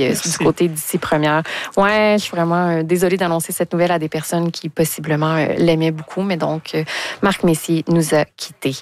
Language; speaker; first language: French; native; French